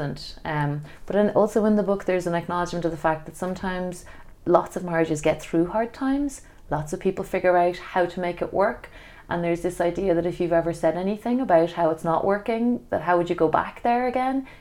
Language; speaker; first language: English; native; English